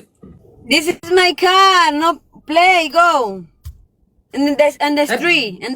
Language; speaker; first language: English; non-native, learner; Spanish